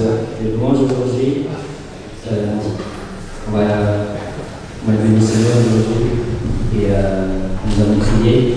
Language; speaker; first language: French; non-native, fluent; Chinese